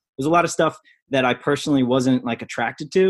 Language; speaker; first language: English; native; English